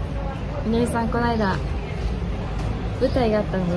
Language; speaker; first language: Japanese; native; Japanese